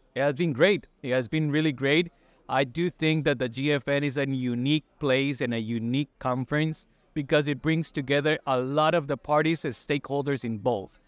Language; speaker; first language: English; non-native, fluent; Spanish